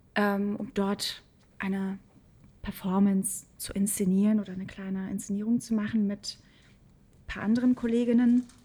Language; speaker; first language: German; early bilingual, other home language; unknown